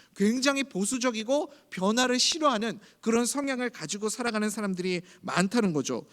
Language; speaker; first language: Korean; native; Korean